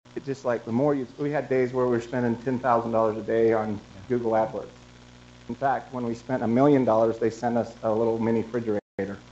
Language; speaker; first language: English; native; English